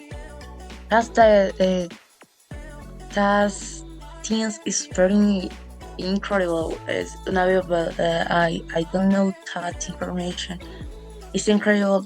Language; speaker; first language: English; non-native, learner; Spanish